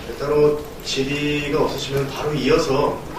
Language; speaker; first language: Korean; native; Korean